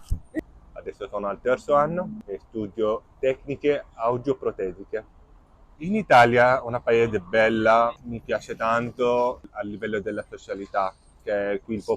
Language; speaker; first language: Italian; non-native, fluent; Arabic